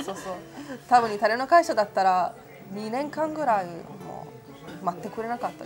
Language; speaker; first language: Japanese; non-native, fluent; Italian